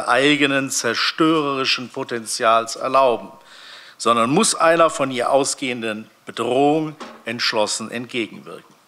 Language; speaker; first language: German; native; German